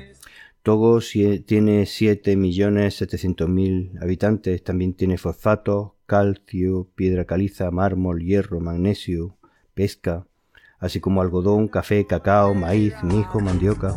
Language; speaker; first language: Spanish; native; Spanish